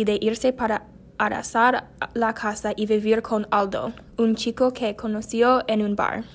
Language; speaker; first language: Spanish; non-native, learner; English